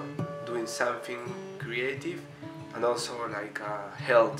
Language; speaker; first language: English; non-native, fluent; Spanish